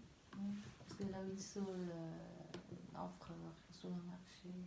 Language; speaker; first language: French; non-native, learner; Vietnamese